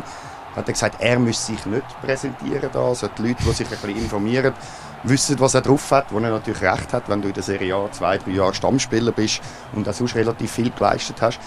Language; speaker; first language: German; native; German